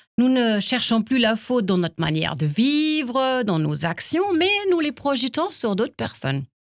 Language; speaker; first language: French; non-native, fluent; German